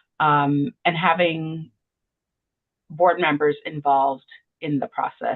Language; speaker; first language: English; native; English